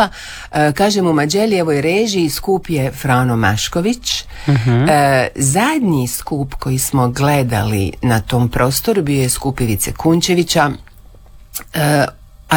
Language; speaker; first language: Serbian; native; Serbian